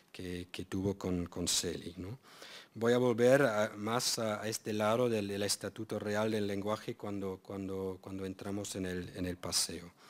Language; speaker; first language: Spanish; non-native, fluent; English